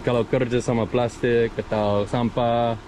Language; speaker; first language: Indonesian; non-native, learner; English